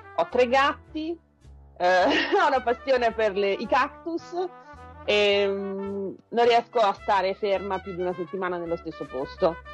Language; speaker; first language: Italian; native; Italian